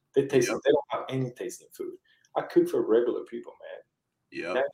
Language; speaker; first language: English; early bilingual, other home language; Spanish